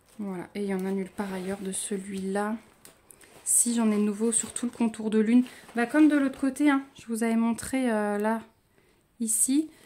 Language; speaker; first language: French; native; French